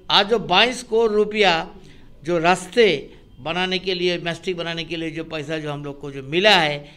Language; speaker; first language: Hindi; non-native, local second language; Bangla